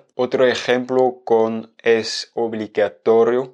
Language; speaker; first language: Spanish; non-native, fluent; French